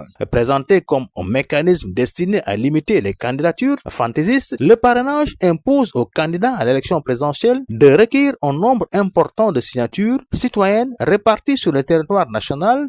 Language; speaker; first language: French; non-native, local second language; Wolof